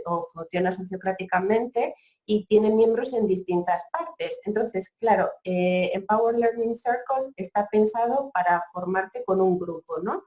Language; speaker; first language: Spanish; native; Spanish